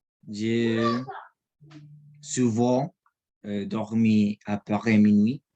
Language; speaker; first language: French; non-native, learner; Spanish